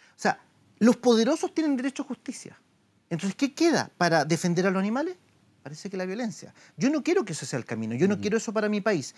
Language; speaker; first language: Spanish; native; Spanish